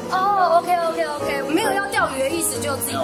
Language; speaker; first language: Chinese; native; Chinese